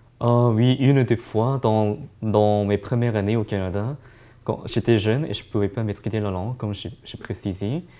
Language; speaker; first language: French; early bilingual, other home language; Korean